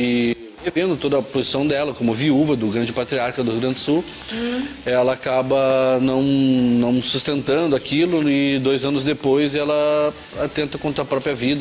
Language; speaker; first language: Portuguese; native; Portuguese